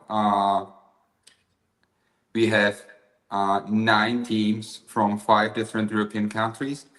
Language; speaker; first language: English; non-native, fluent; Czech